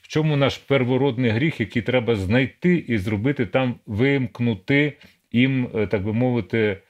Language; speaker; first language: Ukrainian; native; Ukrainian